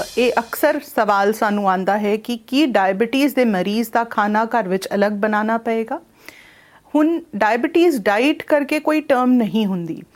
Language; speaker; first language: Punjabi; non-native, local second language; Hindi